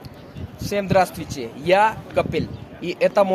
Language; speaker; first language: Russian; non-native, learner; Kashmiri